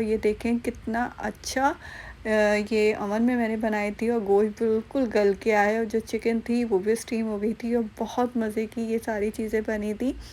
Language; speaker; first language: Urdu; non-native, local second language; Punjabi